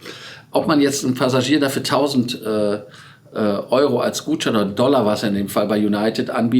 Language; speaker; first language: German; native; German